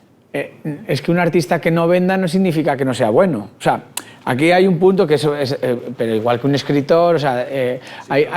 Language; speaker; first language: Spanish; native; Spanish